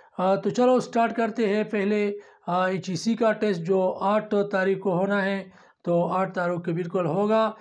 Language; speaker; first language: Urdu; non-native, local second language; Pashto